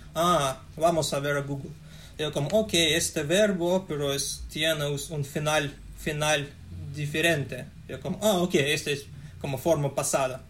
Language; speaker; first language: Spanish; non-native, learner; Russian